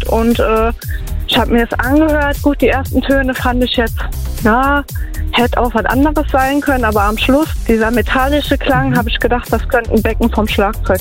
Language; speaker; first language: German; native; German